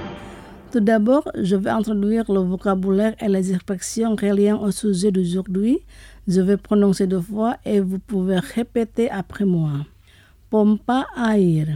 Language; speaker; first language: French; non-native, fluent; Indonesian